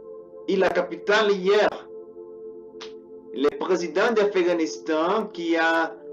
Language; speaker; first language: French; non-native, learner; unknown